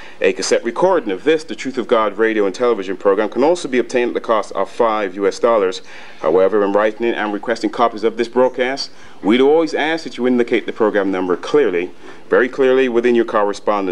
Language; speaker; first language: English; native; English